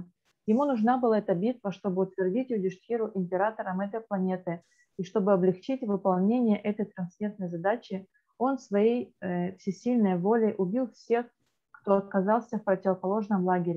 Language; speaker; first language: Russian; native; Russian